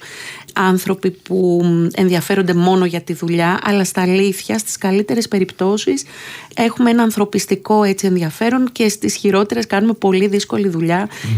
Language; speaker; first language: Greek; native; Greek